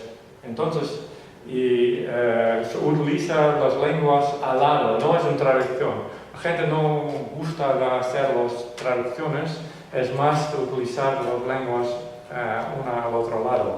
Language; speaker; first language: Spanish; non-native, fluent; Western Frisian